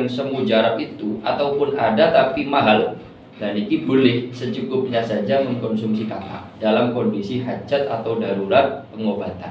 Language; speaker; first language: Indonesian; non-native, local second language; Javanese